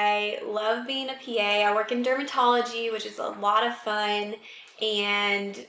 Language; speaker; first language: English; native; English